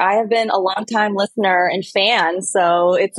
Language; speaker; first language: English; native; English